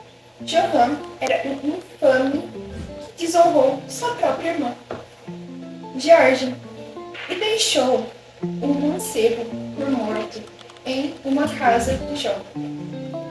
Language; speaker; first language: Portuguese; native; Portuguese